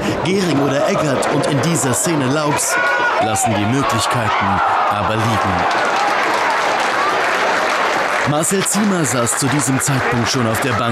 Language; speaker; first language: German; native; German